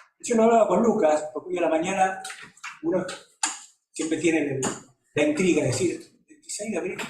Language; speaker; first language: Spanish; native; Spanish